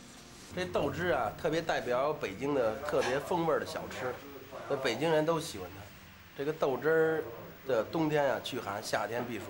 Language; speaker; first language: Chinese; native; Chinese